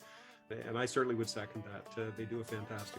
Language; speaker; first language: English; native; English